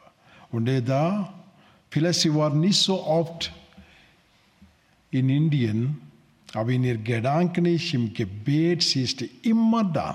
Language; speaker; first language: German; non-native, learner; Telugu